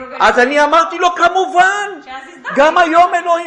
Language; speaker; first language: Hebrew; non-native, fluent; Romanian